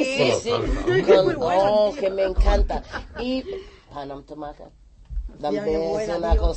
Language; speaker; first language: Spanish; non-native, fluent; English